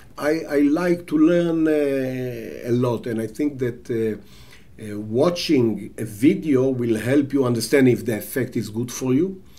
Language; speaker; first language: English; non-native, fluent; Hebrew